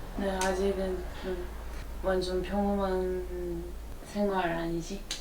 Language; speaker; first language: Korean; non-native, learner; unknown